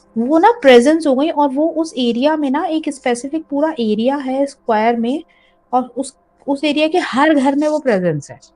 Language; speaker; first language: Urdu; native; Urdu